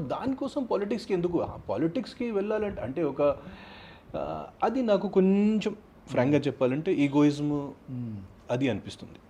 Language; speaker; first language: Telugu; non-native, fluent; Hindi